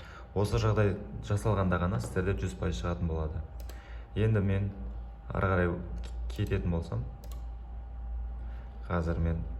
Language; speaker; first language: Kazakh; native; Kazakh